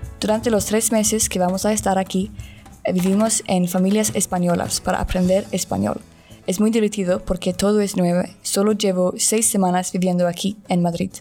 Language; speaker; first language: Spanish; non-native, learner; Swedish